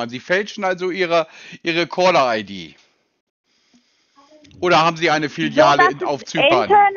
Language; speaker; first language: German; native; German